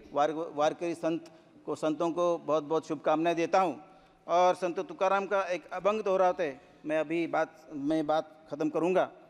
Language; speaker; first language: Hindi; non-native, local second language; Marathi